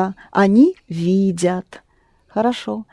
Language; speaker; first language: Russian; non-native, fluent; English